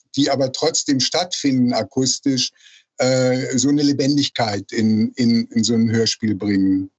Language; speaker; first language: German; native; German